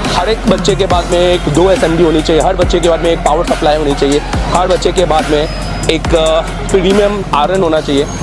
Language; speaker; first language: Hindi; native; Hindi